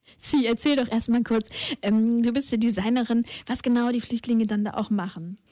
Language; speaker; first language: German; native; German